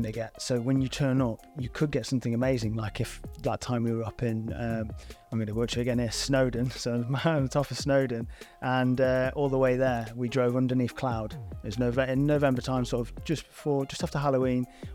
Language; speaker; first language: English; native; English